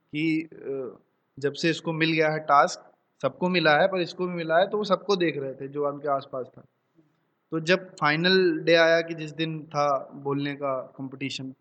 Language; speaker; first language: Hindi; native; Hindi